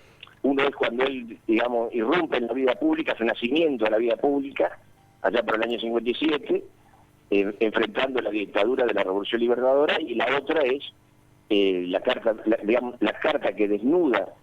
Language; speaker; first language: Spanish; native; Spanish